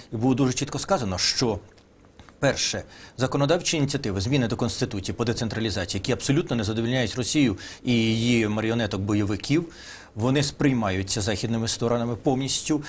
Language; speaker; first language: Ukrainian; native; Ukrainian